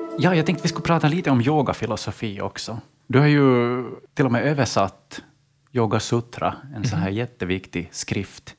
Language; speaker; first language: Swedish; native; Swedish